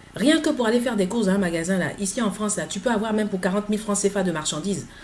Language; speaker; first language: French; native; French